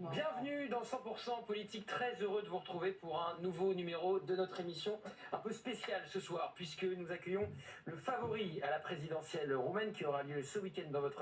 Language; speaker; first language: French; native; French